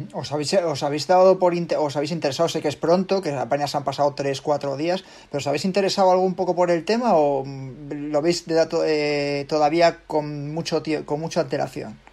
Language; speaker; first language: Spanish; native; Spanish